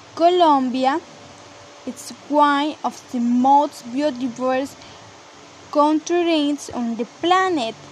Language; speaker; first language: English; non-native, learner; Spanish